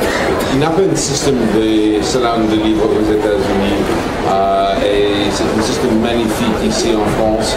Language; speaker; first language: French; non-native, fluent; English